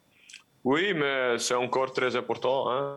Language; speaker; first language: French; non-native, local second language; Dutch